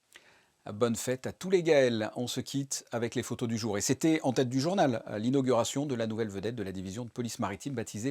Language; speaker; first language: French; native; French